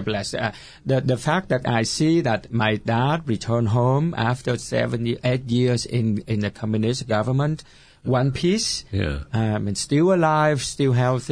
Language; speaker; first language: English; non-native, fluent; Vietnamese